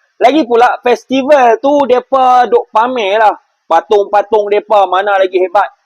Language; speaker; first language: Malay; native; Malay